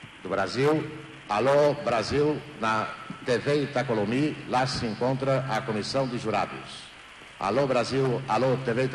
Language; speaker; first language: Portuguese; native; Portuguese